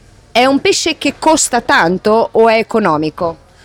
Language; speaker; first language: Italian; native; Italian